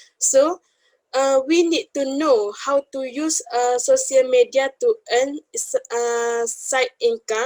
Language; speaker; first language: English; non-native, local second language; Malay